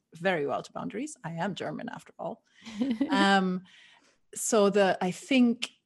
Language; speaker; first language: English; non-native, fluent; German